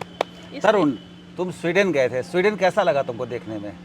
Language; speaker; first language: Hindi; native; Hindi